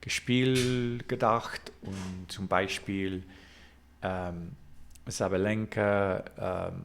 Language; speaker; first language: German; non-native, learner; English